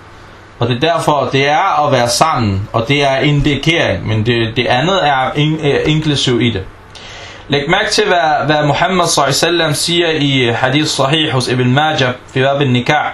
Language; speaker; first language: Danish; non-native, fluent; Arabic